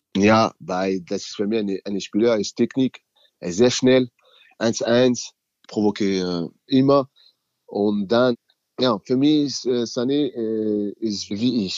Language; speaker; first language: German; non-native, learner; French